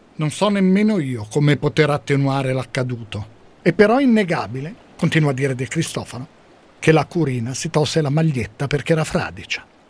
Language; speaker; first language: Italian; native; Italian